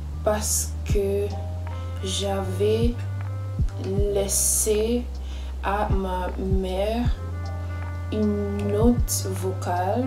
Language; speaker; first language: French; non-native, learner; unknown